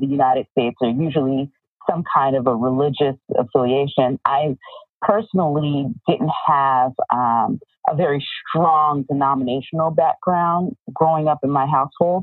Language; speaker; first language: English; native; English